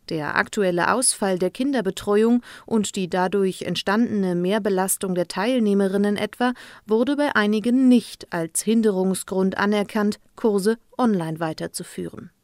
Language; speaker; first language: German; native; German